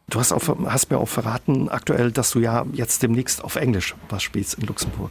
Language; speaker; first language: German; native; German